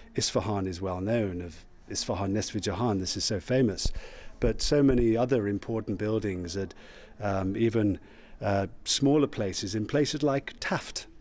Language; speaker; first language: English; native; English